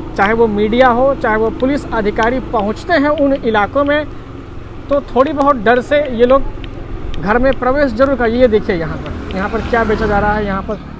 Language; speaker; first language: Hindi; native; Hindi